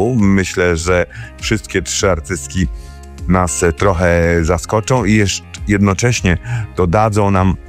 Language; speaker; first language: Polish; native; Polish